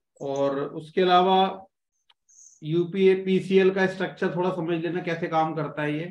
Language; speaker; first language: Hindi; native; Hindi